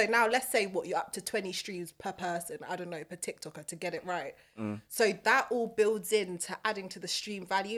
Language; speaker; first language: English; native; English